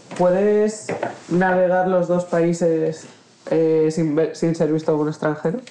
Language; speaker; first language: Spanish; native; Spanish